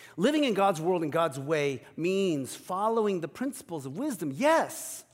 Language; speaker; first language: English; early bilingual, other home language; Korean